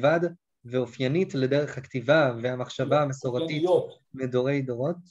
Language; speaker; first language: Hebrew; native; Hebrew